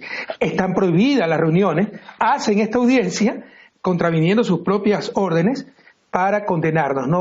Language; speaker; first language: Spanish; native; Spanish